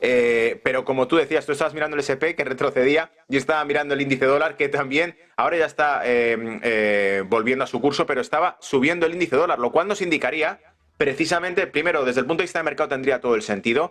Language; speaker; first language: Spanish; native; Spanish